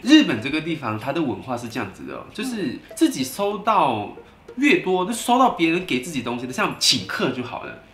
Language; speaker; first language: Chinese; native; Chinese